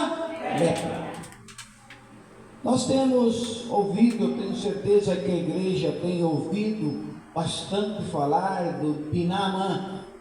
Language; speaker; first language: Portuguese; native; Portuguese